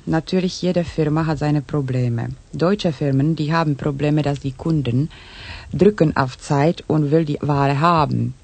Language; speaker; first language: German; non-native, fluent; Czech